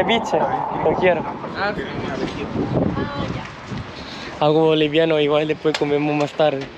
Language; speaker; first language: Spanish; non-native, learner; Thai